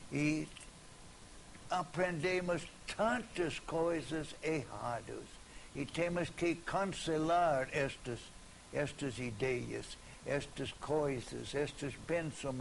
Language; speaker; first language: Portuguese; non-native, fluent; English